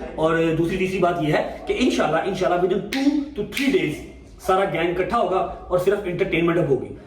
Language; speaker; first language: Urdu; non-native, local second language; Punjabi